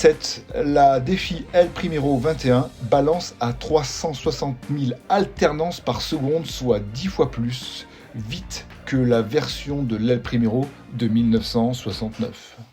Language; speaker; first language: French; native; French